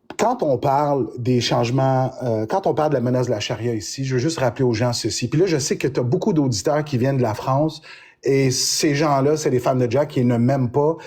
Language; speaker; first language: French; native; French